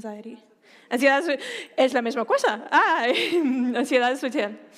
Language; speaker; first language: Spanish; non-native, fluent; Danish